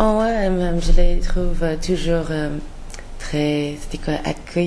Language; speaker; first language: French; non-native, learner; English